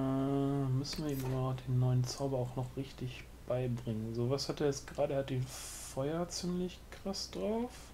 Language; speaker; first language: German; native; German